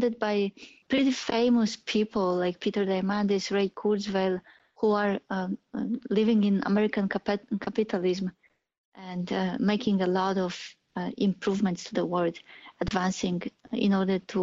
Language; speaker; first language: English; non-native, fluent; Polish